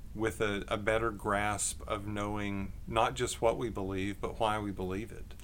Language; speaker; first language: English; native; English